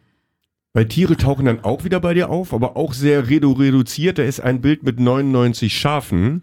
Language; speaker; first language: German; native; German